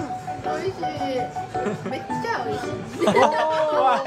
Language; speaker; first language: Japanese; non-native, learner; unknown